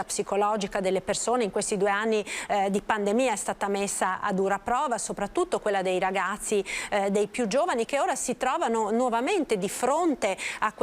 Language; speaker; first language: Italian; native; Italian